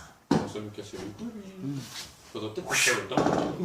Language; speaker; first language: French; native; French